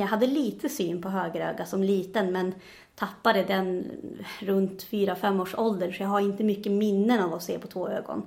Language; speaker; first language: Swedish; native; Swedish